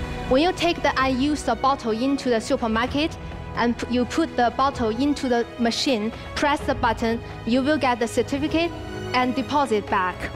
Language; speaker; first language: English; non-native, fluent; Chinese